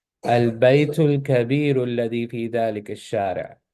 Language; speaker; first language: Arabic; non-native, fluent; English